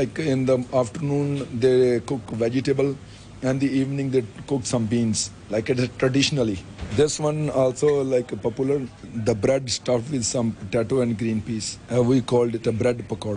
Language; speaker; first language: English; non-native, local second language; Punjabi